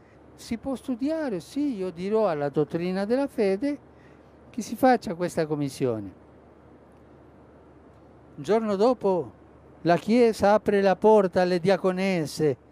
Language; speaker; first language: Italian; non-native, fluent; Spanish